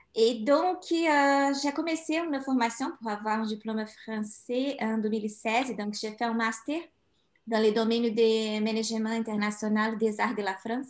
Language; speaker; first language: French; non-native, learner; Portuguese